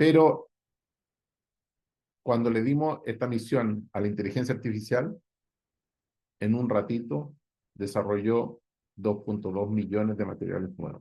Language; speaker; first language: Spanish; native; Spanish